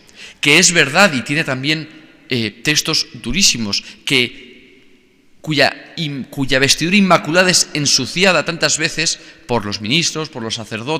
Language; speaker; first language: Spanish; native; Spanish